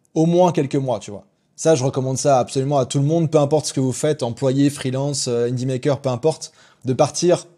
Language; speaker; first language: French; native; French